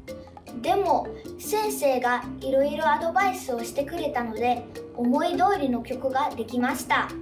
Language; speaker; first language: Japanese; early bilingual, other home language; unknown